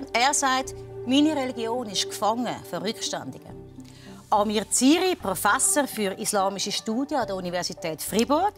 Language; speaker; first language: German; native; German